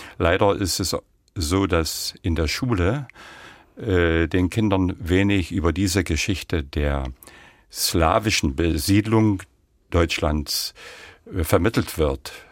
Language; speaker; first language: German; non-native, local second language; Upper Sorbian